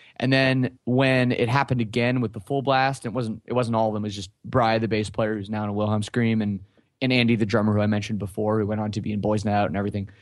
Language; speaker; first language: English; native; English